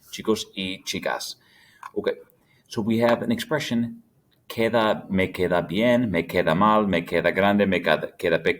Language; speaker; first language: Spanish; non-native, fluent; English